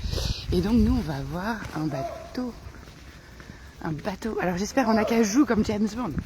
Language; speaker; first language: French; native; French